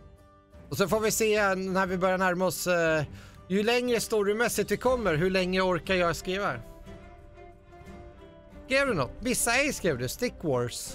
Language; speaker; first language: Swedish; native; Swedish